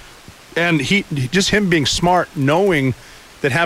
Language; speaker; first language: English; native; English